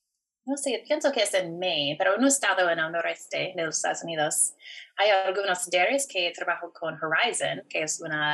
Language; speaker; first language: Spanish; non-native, fluent; English